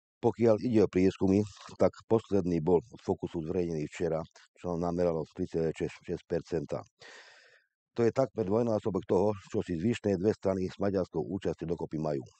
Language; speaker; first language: Slovak; non-native, local second language; Hungarian